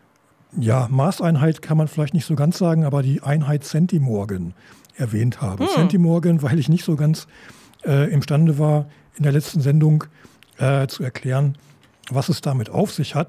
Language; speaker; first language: German; native; German